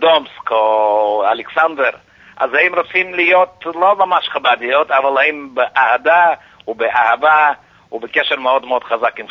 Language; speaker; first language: Hebrew; non-native, fluent; Yiddish